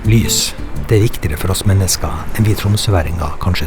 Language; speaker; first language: Norwegian; native; Norwegian